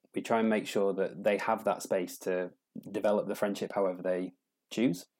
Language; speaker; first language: English; native; English